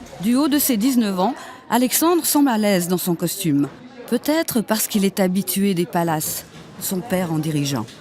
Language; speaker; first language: French; native; French